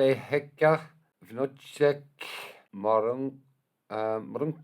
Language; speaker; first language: Polish; non-native, learner; English